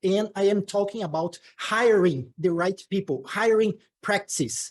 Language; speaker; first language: English; non-native, fluent; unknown